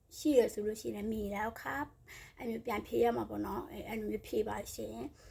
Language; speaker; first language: Burmese; native; Burmese